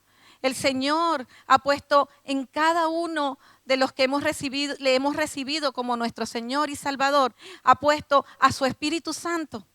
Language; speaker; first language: Spanish; native; Spanish